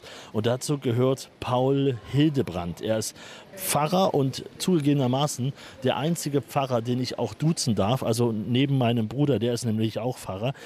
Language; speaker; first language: German; native; German